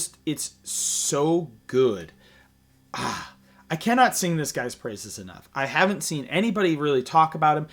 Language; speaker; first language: English; native; English